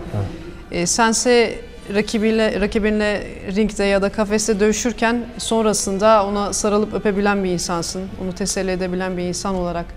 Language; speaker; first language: Turkish; native; Turkish